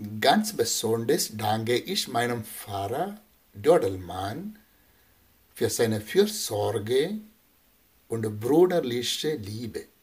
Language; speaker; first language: German; non-native, fluent; Malayalam